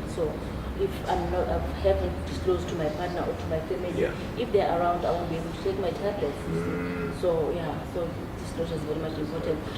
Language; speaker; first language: English; non-native, local second language; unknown